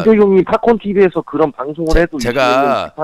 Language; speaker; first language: Korean; native; Korean